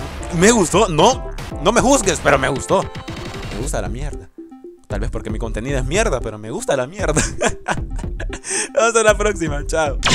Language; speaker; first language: Spanish; native; Spanish